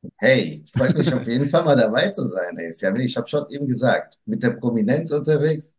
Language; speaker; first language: German; early bilingual, other home language; Portuguese